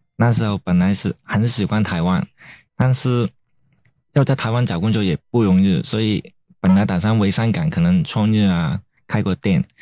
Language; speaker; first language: Chinese; non-native, fluent; Cantonese